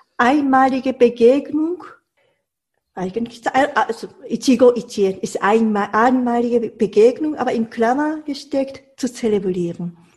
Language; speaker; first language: German; non-native, fluent; Japanese